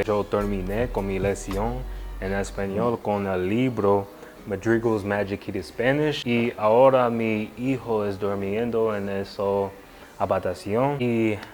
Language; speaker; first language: Spanish; non-native, learner; English